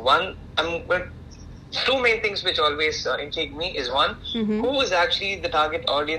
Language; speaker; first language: English; non-native, local second language; Tamil